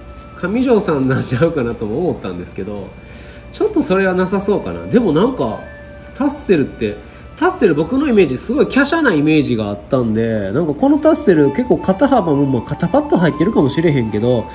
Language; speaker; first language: Japanese; native; Japanese